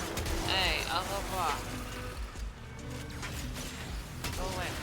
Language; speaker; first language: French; non-native, learner; English